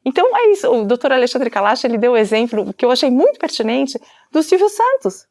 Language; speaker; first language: Portuguese; native; Portuguese